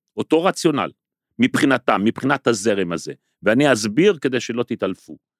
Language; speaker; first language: Hebrew; native; Hebrew